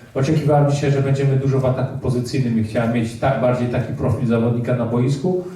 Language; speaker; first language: Polish; early bilingual, heritage; Polish